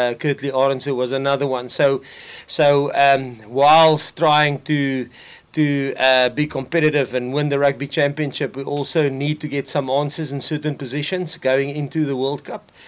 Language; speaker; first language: English; non-native, local second language; Afrikaans